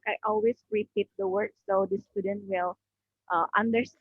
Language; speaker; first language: English; non-native, learner; Indonesian